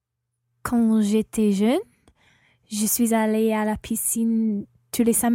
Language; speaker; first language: French; non-native, learner; English